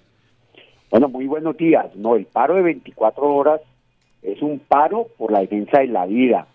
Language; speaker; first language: Spanish; native; Spanish